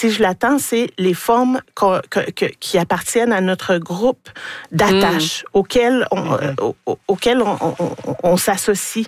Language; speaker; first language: French; native; French